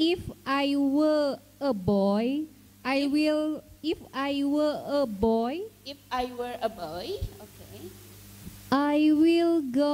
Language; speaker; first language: English; non-native, learner; Indonesian